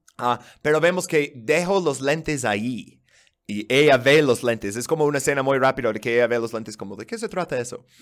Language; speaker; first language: Spanish; non-native, fluent; English